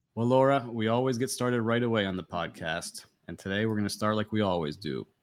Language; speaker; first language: English; native; English